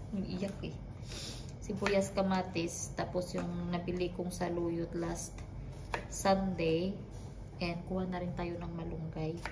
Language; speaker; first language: Filipino; non-native, local second language; Cebuano